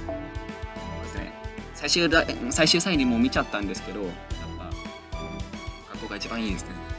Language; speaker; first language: Japanese; native; Japanese